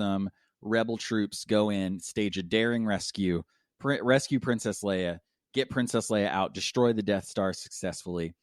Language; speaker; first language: English; native; English